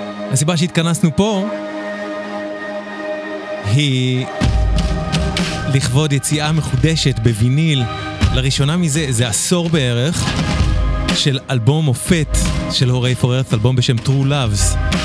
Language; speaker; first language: Hebrew; native; Hebrew